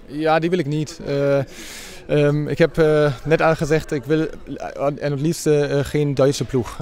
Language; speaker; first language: Dutch; non-native, fluent; German